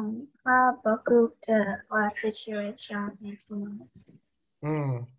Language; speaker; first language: French; non-native, learner; English